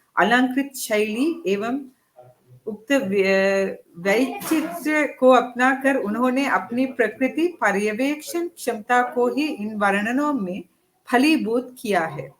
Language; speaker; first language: Hindi; non-native, fluent; Sinhala